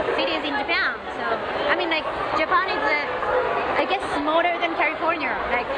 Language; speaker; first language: English; non-native, learner; Japanese